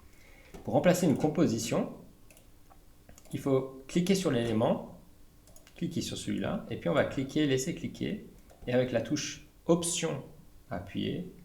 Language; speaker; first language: French; native; French